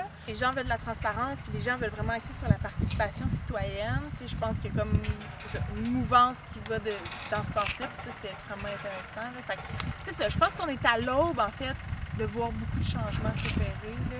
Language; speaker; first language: French; native; French